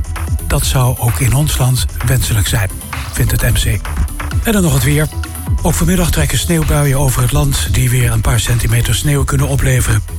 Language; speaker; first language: Dutch; native; Dutch